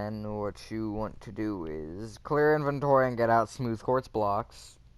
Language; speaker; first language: English; native; English